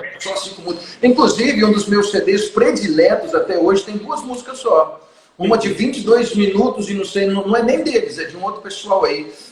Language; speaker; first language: Portuguese; non-native, fluent; English